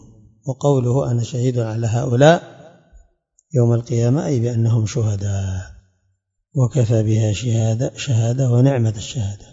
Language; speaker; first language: Arabic; native; Arabic